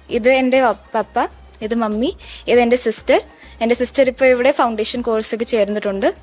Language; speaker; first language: Malayalam; early bilingual, heritage; Malayalam